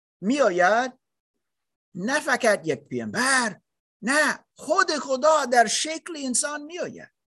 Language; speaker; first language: Persian; non-native, learner; German